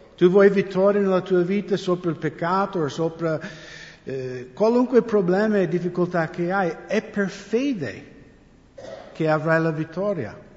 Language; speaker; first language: Italian; non-native, fluent; English